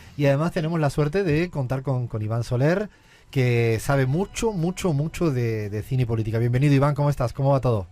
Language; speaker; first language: Spanish; native; Spanish